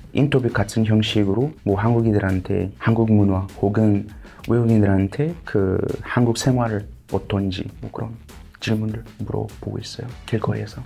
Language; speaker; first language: Korean; non-native, fluent; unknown